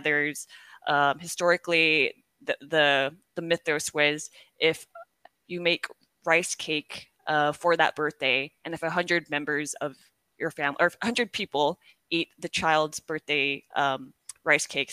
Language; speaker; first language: English; early bilingual, other home language; Korean